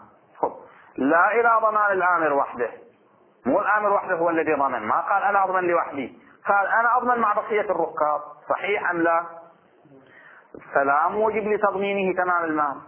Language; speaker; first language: Arabic; native; Arabic